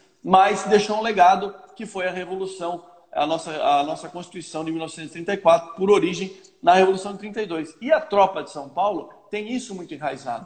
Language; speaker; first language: Portuguese; native; Portuguese